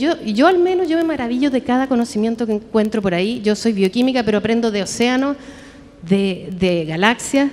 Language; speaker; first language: Spanish; native; Spanish